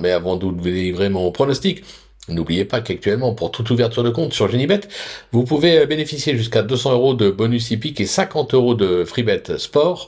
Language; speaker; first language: French; native; French